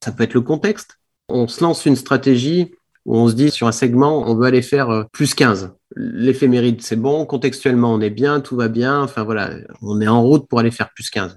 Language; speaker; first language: French; native; French